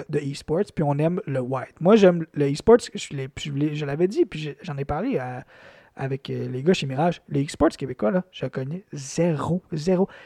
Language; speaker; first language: French; native; French